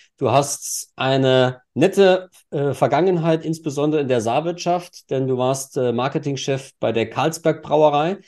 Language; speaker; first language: German; native; German